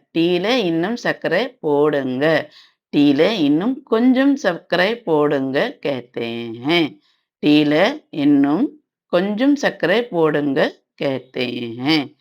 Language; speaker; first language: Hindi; non-native, local second language; Tamil